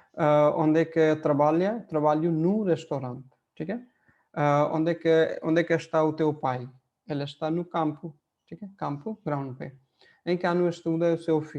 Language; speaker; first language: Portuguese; non-native, fluent; Hindi